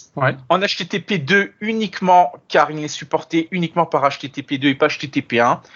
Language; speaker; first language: French; native; French